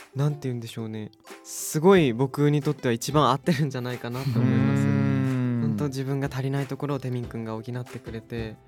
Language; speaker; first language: Japanese; native; Japanese